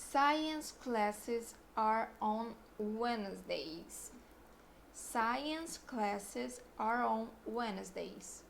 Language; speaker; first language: English; non-native, fluent; Portuguese